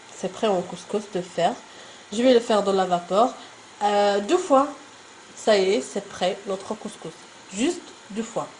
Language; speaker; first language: French; non-native, local second language; Arabic